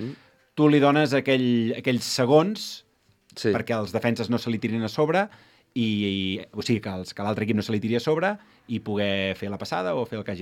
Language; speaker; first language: Catalan; native; Catalan